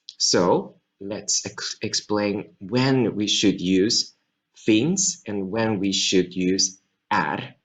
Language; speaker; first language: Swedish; non-native, fluent; Chinese